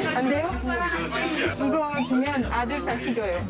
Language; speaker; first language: Korean; non-native, learner; French